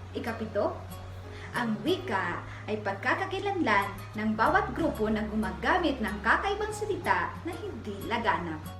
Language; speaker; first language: Filipino; non-native, local second language; Maranao